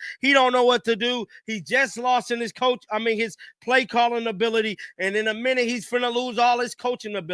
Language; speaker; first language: English; native; English